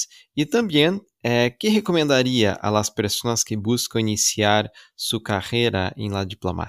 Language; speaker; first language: Spanish; non-native, learner; Portuguese